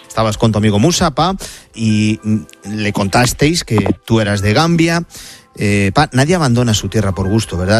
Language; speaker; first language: Spanish; native; Spanish